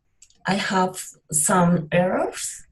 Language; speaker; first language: English; non-native, learner; Spanish